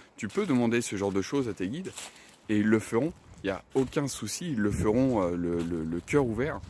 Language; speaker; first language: French; native; French